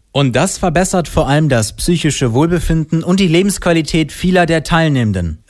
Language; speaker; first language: German; native; German